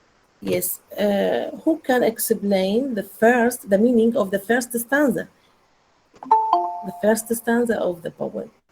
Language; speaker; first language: English; non-native, learner; Arabic